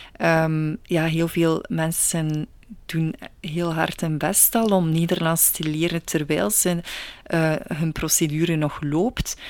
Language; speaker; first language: Dutch; native; Dutch